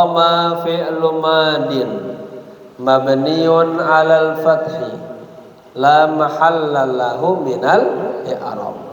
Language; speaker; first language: Arabic; non-native, fluent; Indonesian